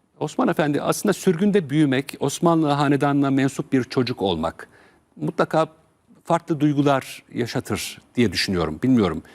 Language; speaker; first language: Turkish; native; Turkish